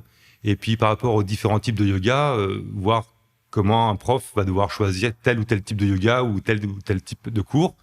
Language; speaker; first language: French; native; French